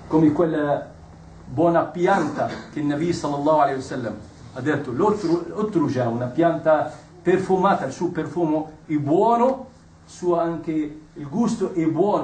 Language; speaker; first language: Italian; non-native, fluent; Arabic